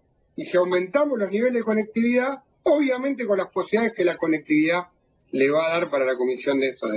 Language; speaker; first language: Spanish; native; Spanish